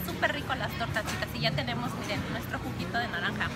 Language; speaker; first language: Spanish; native; Spanish